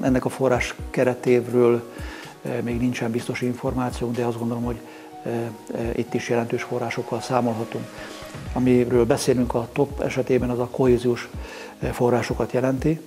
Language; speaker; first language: Hungarian; native; Hungarian